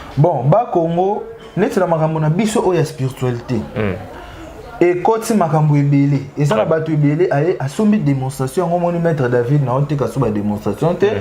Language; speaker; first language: Lingala; non-native, local second language; Kongo